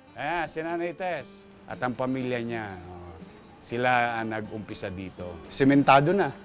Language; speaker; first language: Filipino; native; Filipino